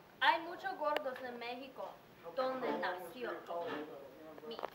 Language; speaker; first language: Spanish; non-native, learner; English